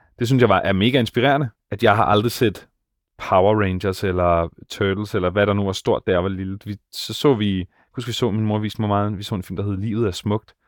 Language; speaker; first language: Danish; native; Danish